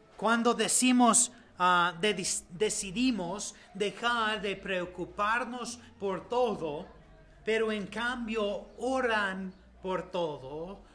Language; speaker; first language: Spanish; non-native, learner; English